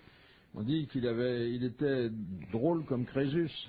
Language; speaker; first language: French; native; French